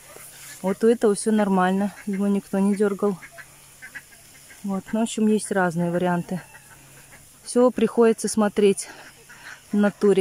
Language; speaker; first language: Russian; native; Russian